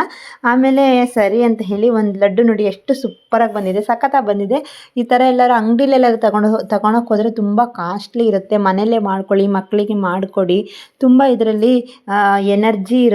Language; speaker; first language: Kannada; native; Kannada